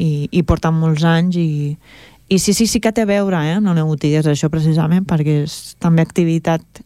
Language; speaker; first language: Catalan; native; Catalan